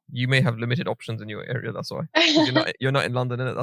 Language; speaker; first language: English; native; English